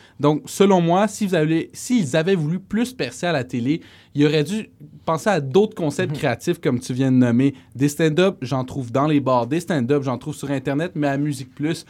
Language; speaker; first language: French; native; French